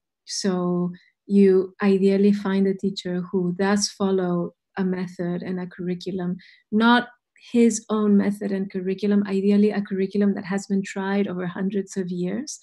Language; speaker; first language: English; non-native, fluent; Spanish